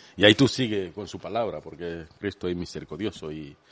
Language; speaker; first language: Spanish; non-native, fluent; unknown